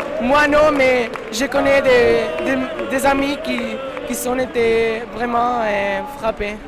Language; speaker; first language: French; non-native, learner; Catalan